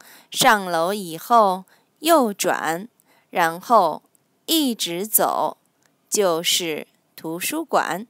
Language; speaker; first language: Chinese; non-native, learner; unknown